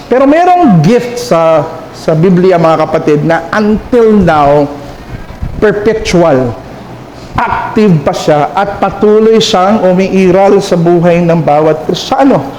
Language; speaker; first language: Filipino; non-native, local second language; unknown